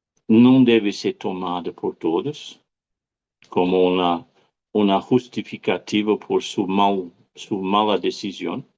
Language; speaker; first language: Spanish; non-native, fluent; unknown